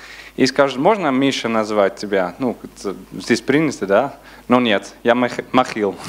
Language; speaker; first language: Russian; non-native, learner; Dutch